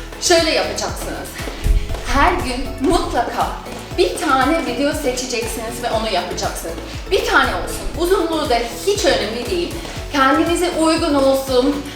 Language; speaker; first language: Turkish; non-native, fluent; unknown